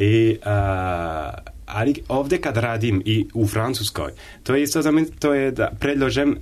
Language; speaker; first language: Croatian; non-native, learner; French